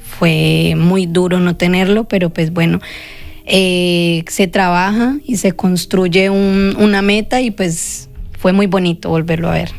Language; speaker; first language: Spanish; native; Spanish